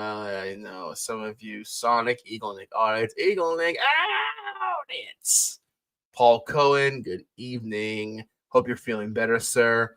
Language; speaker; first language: English; native; English